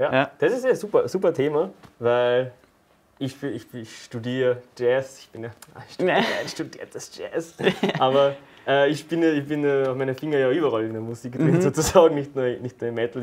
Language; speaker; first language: German; native; German